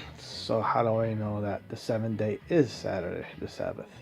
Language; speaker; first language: English; native; English